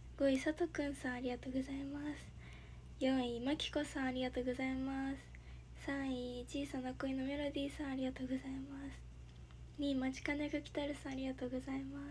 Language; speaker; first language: Japanese; native; Japanese